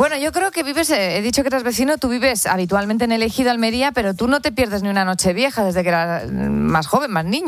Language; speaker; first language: Spanish; native; Spanish